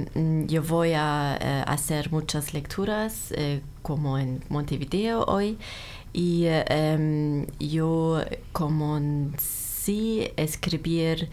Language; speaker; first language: Spanish; non-native, learner; German